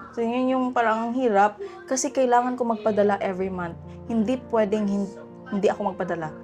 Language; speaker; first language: Filipino; native; Filipino